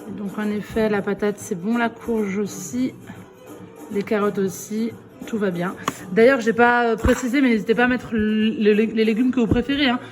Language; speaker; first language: French; early bilingual, other home language; Arabic